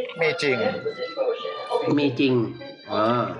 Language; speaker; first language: Thai; native; Thai